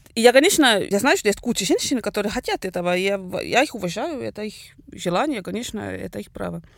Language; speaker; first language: Russian; non-native, fluent; Swedish